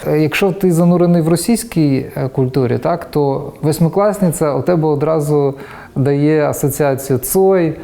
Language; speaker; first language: Ukrainian; non-native, local second language; Russian